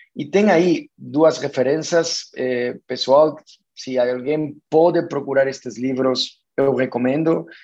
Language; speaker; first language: Portuguese; non-native, fluent; Spanish